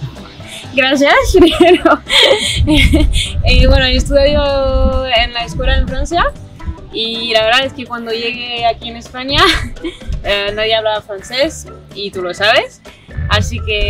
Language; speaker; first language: Spanish; non-native, fluent; French